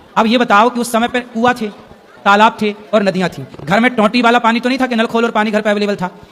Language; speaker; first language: Hindi; native; Hindi